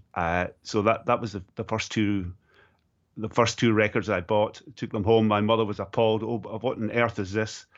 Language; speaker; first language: English; native; English